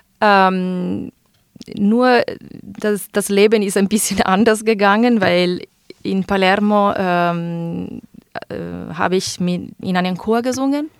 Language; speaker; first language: German; non-native, fluent; Italian